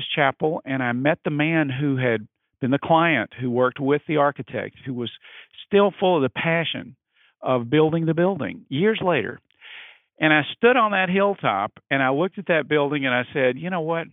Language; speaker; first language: English; native; English